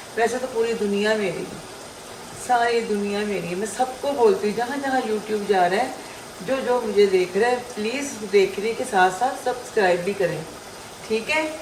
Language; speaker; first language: Urdu; non-native, local second language; Punjabi